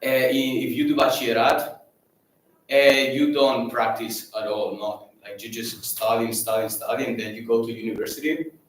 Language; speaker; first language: English; non-native, fluent; Catalan